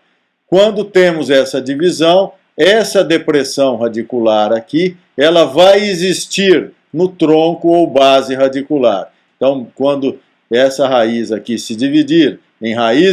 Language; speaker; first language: Portuguese; native; Portuguese